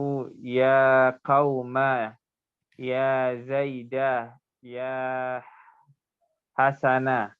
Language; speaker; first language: Arabic; non-native, learner; Indonesian